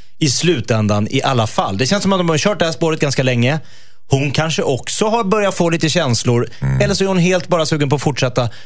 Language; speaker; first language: Swedish; native; Swedish